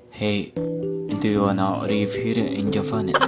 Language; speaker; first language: English; non-native, local second language; Filipino